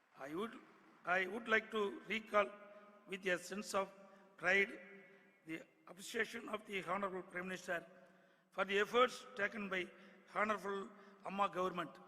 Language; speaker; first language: English; non-native, local second language; Tamil